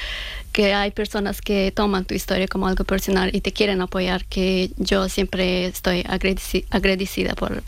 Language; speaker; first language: Spanish; non-native, learner; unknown